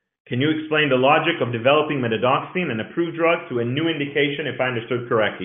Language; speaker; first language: English; non-native, fluent; Hebrew